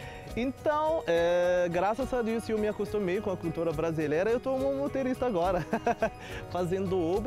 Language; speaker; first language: Portuguese; non-native, learner; Arabic